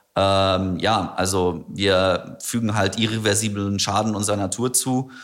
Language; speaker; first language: German; native; German